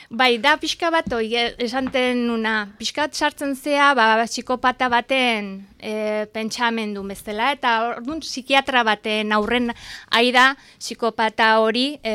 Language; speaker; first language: Basque; native; Basque